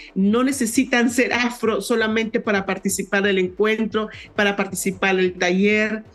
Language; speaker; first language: Spanish; native; Spanish